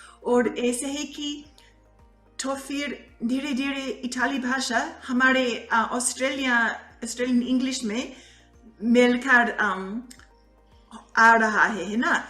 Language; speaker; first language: Hindi; non-native, fluent; English